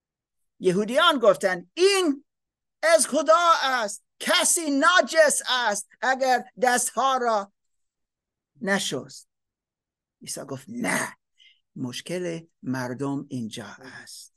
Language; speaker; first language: Persian; non-native, learner; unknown